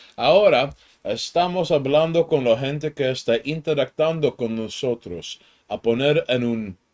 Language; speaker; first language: Spanish; non-native, learner; English